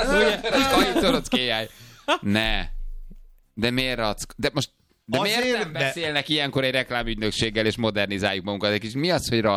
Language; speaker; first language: Hungarian; native; Hungarian